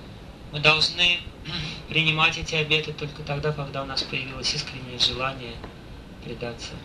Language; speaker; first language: Russian; native; Russian